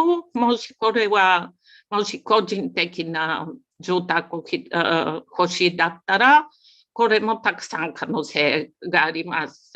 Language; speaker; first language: Japanese; non-native, learner; Bulgarian